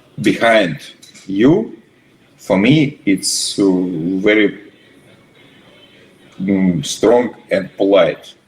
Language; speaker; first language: English; non-native, learner; Russian